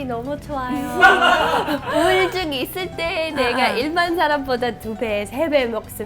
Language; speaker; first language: Korean; non-native, fluent; English